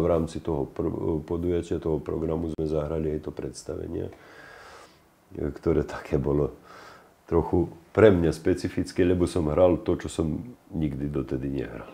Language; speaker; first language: Slovak; native; Slovak